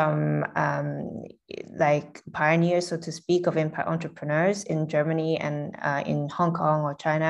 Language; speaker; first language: English; non-native, local second language; Cantonese